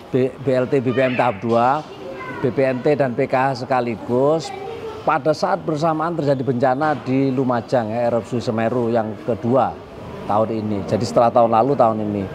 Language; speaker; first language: Indonesian; native; Indonesian